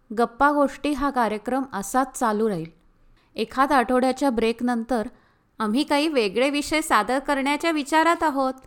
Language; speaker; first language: Marathi; early bilingual, heritage; Marathi